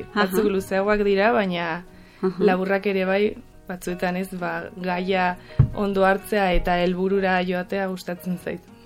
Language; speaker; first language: Basque; native; Basque